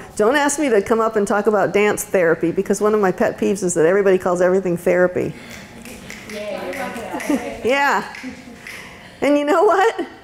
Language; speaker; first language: English; native; English